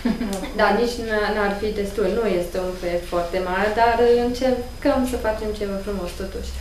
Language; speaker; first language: Romanian; non-native, learner; English